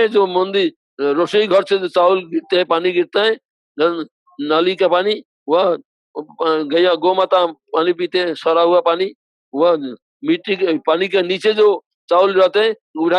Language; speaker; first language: Hindi; non-native, local second language; Bangla